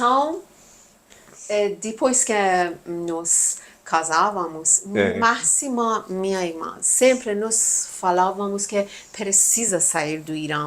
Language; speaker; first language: Portuguese; non-native, learner; Persian